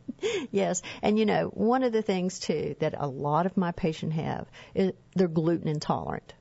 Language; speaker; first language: English; native; English